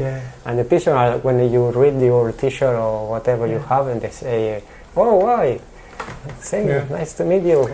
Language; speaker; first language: English; non-native, learner; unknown